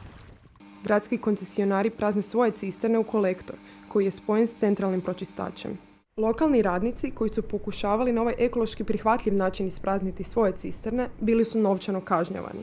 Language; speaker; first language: Croatian; native; Croatian